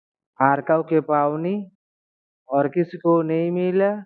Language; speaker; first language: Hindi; non-native, learner; Bangla